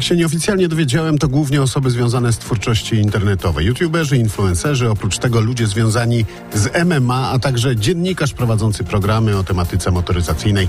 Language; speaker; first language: Polish; native; Polish